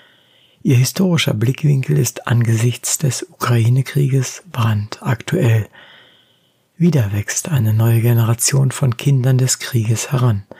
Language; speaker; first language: German; native; German